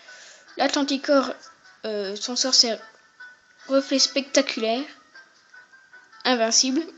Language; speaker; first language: French; native; French